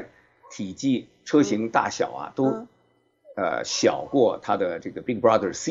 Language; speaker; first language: Chinese; native; Chinese